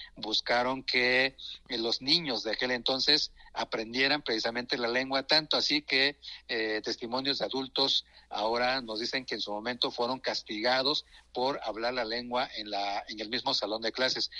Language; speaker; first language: Spanish; non-native, local second language; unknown